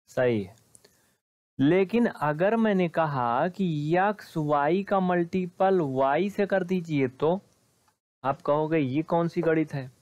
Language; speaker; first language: Hindi; native; Hindi